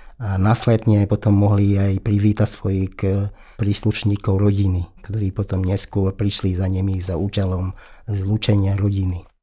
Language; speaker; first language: Slovak; non-native, fluent; Vietnamese